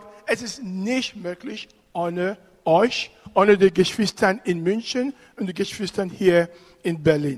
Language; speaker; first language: German; non-native, fluent; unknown